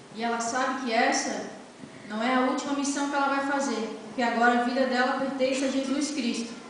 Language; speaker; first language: Portuguese; native; Portuguese